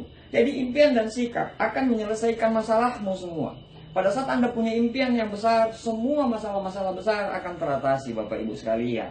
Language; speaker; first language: Indonesian; native; Indonesian